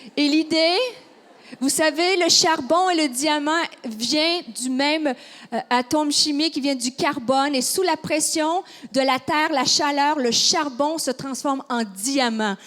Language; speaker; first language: French; native; French